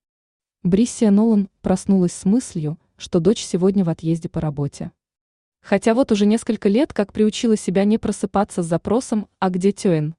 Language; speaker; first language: Russian; native; Russian